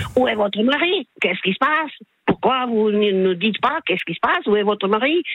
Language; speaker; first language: French; non-native, fluent; Slovak